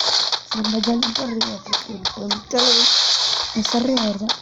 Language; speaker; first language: Spanish; native; Spanish